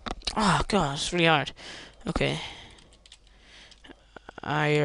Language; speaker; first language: English; native; English